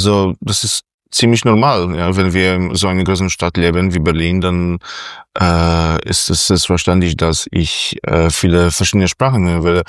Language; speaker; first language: German; non-native, fluent; Polish